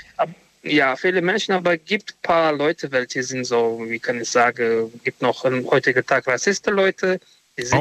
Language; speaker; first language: German; non-native, learner; Romanian